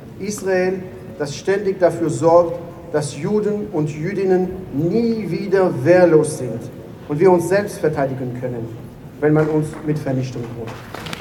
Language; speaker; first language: German; non-native, fluent; Hebrew